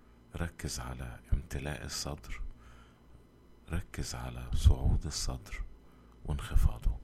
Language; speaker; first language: Arabic; native; Arabic